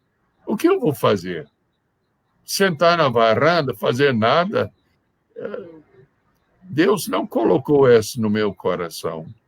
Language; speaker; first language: Portuguese; non-native, fluent; English